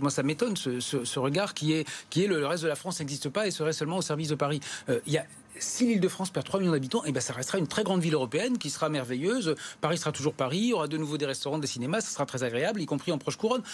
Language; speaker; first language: French; native; French